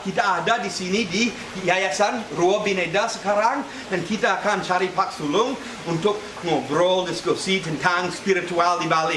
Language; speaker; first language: Indonesian; non-native, fluent; Spanish